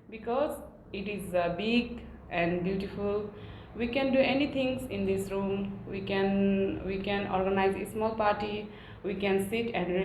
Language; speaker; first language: English; non-native, learner; Nepali